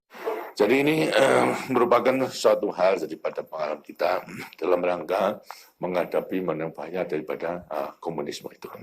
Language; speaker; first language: Indonesian; non-native, local second language; Javanese